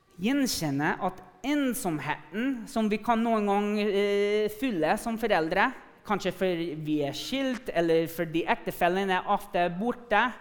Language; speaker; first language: Norwegian; non-native, fluent; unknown